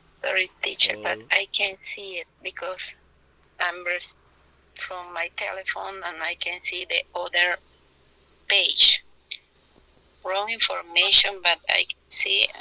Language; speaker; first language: English; non-native, learner; Spanish